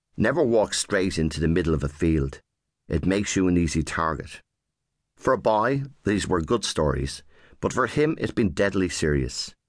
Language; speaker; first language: English; native; English